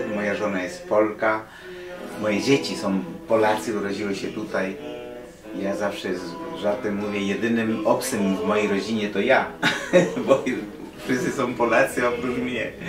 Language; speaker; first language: Polish; non-native, fluent; Spanish